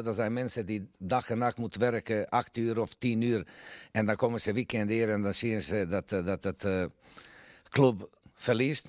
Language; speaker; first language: Dutch; non-native, fluent; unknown